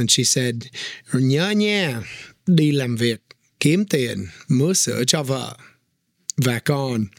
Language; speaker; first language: Vietnamese; non-native, learner; English